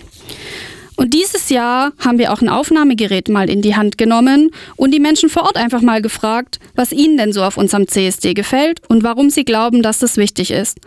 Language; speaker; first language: German; native; German